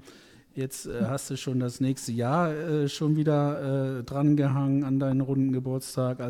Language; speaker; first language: German; native; German